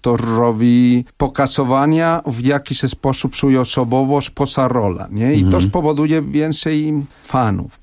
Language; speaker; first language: Polish; non-native, fluent; Spanish